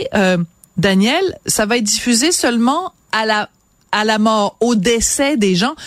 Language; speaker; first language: French; native; French